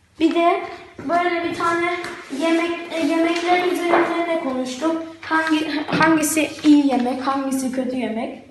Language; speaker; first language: Turkish; early bilingual, heritage; Turkish